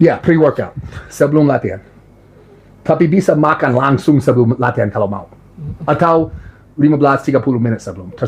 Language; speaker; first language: Indonesian; non-native, learner; English